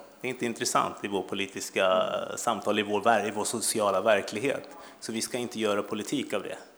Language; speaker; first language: Swedish; early bilingual, other home language; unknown